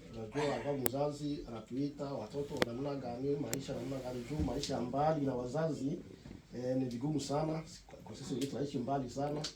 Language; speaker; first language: Swahili; native; Swahili